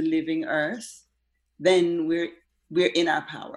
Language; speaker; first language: English; native; English